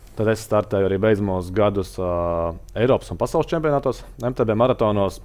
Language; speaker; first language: Latvian; native; Latvian